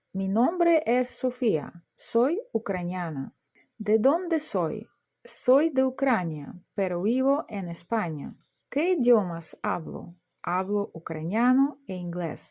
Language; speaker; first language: Spanish; non-native, fluent; Ukrainian